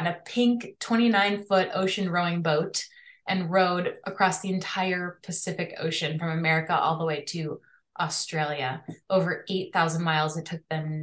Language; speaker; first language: English; native; English